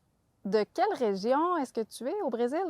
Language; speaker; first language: French; native; French